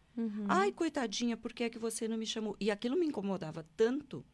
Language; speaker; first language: Portuguese; native; Portuguese